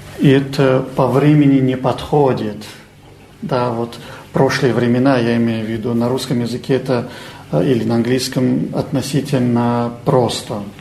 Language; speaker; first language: Russian; non-native, local second language; Armenian